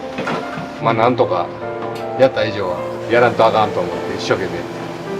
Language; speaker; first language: Japanese; native; Japanese